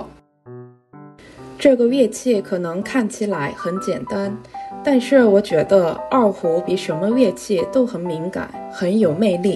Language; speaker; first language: Chinese; non-native, fluent; Korean